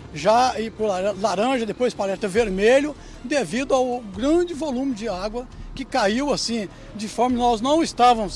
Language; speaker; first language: Portuguese; native; Portuguese